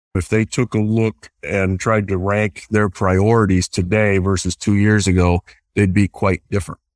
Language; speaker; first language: English; native; English